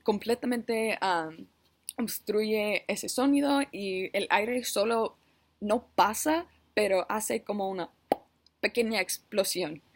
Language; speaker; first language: Spanish; non-native, learner; English